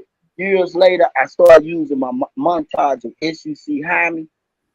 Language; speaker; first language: English; native; English